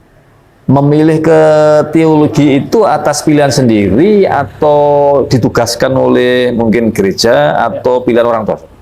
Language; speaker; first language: Malay; native; Malay